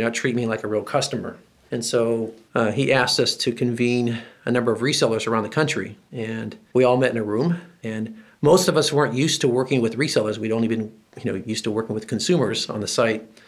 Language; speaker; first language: English; native; English